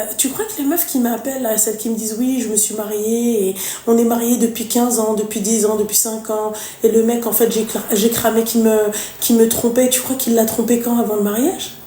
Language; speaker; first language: French; native; French